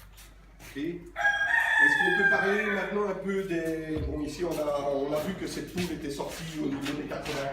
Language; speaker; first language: French; native; French